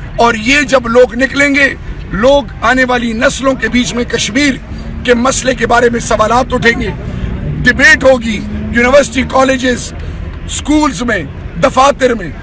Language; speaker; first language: Urdu; non-native, local second language; Pashto